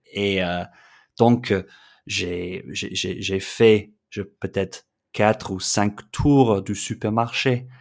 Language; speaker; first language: French; non-native, fluent; English